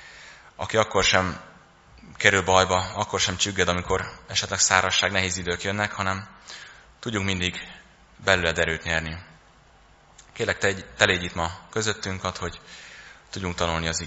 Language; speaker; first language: Hungarian; native; Hungarian